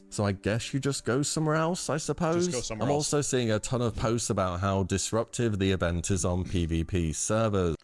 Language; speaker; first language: English; native; English